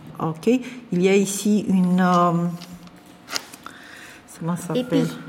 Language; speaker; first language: French; non-native, fluent; Romanian